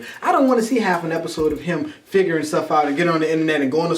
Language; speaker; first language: English; native; English